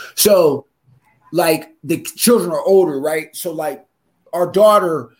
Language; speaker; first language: English; native; English